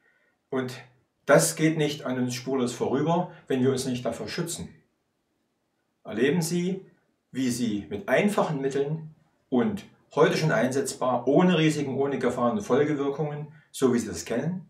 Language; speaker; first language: German; native; German